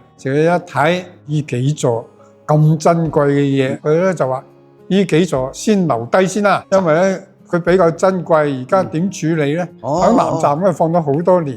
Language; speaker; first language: Cantonese; native; Cantonese